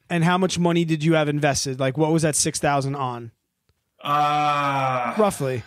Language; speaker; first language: English; native; English